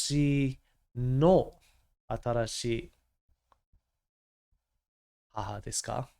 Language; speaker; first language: Japanese; non-native, learner; English